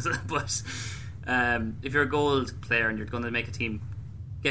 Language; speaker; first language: English; native; English